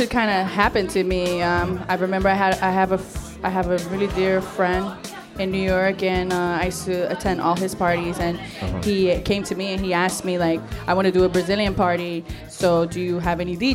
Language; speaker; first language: English; non-native, fluent; Portuguese